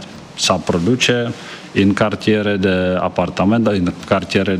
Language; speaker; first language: Romanian; non-native, fluent; Czech